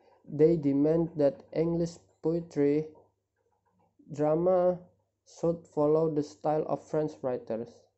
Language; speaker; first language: English; non-native, fluent; Indonesian